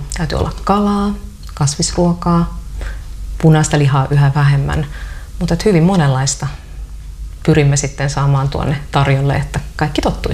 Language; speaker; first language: Finnish; native; Finnish